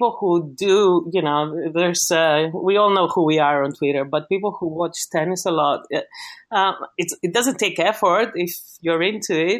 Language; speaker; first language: English; non-native, fluent; Greek